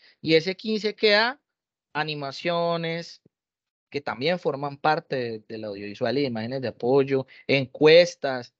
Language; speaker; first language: Spanish; native; Spanish